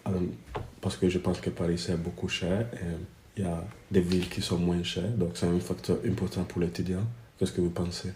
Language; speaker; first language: French; non-native, learner; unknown